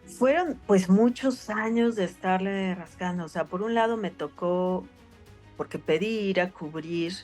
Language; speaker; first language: Spanish; native; Spanish